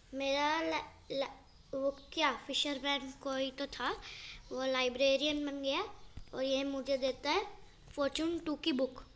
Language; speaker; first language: Hindi; non-native, local second language; Marathi